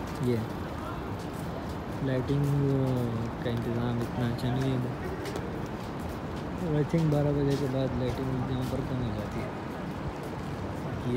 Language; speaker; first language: Urdu; native; Urdu